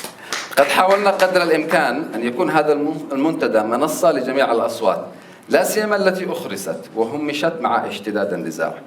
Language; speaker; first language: Arabic; native; Arabic